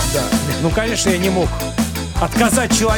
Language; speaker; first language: Russian; native; Russian